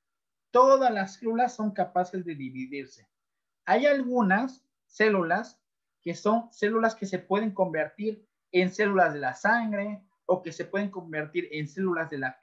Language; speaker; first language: Spanish; native; Spanish